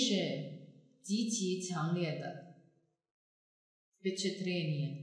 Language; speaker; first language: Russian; non-native, fluent; Chinese